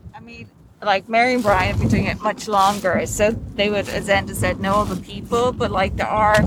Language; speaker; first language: English; native; English